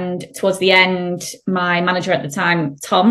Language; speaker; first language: English; native; English